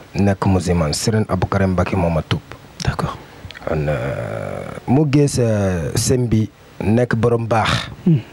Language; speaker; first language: Wolof; non-native, learner; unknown